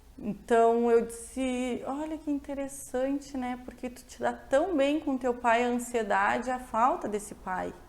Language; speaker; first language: Portuguese; native; Portuguese